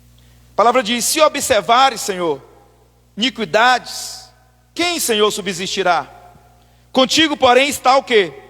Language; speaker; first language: Portuguese; native; Portuguese